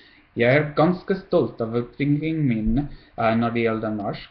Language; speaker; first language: Norwegian; non-native, learner; English